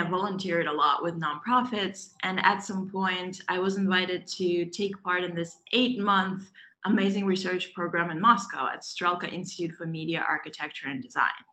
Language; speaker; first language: English; non-native, fluent; Russian